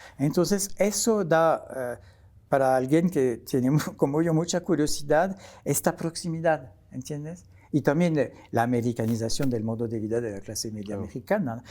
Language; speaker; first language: Spanish; non-native, fluent; French